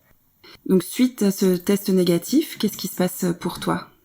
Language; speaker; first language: French; native; French